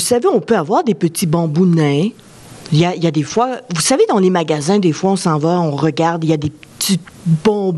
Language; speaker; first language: French; native; French